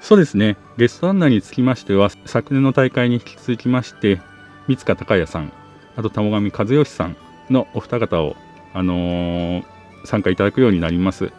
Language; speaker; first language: Japanese; native; Japanese